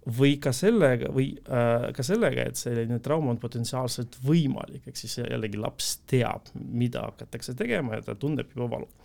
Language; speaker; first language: Estonian; non-native, local second language; Russian